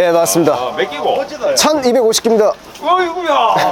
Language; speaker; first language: Korean; native; Korean